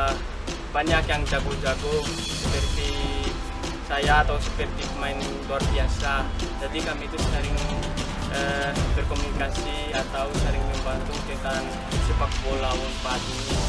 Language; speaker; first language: Indonesian; non-native, learner; Malagasy